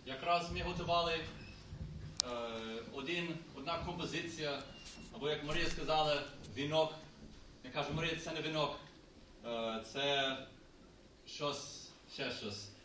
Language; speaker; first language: Ukrainian; non-native, learner; Polish